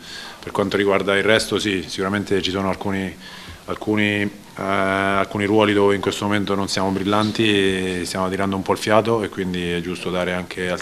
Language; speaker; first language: Italian; native; Italian